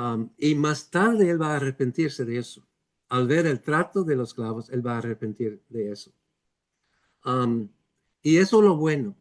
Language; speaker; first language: Spanish; non-native, fluent; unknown